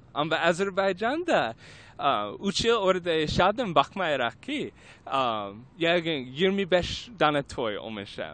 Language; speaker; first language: Turkish; non-native, learner; English